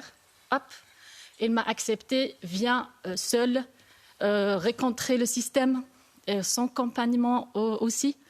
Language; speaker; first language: French; non-native, learner; Arabic